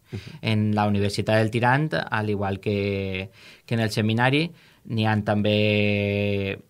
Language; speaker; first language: Catalan; native; Catalan